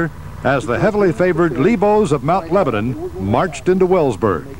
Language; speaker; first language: English; native; English